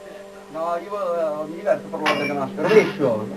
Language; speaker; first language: Italian; native; Italian